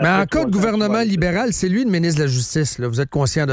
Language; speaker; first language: French; native; French